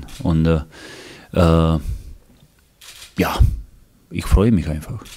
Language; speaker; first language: German; non-native, fluent; Hungarian